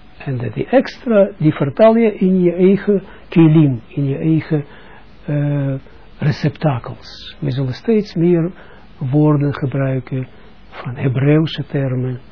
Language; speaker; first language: Dutch; non-native, fluent; Russian